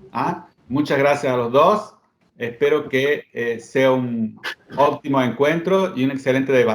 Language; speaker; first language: Spanish; native; Spanish